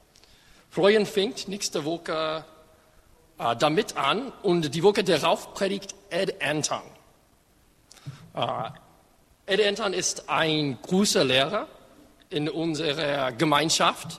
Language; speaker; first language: German; non-native, fluent; English